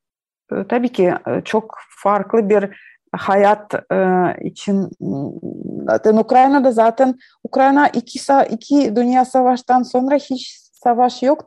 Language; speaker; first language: Turkish; non-native, learner; Ukrainian